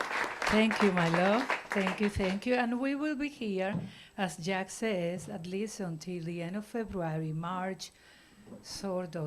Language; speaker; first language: English; non-native, fluent; Spanish